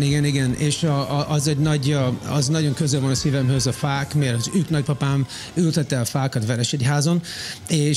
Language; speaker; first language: Hungarian; early bilingual, heritage; Hungarian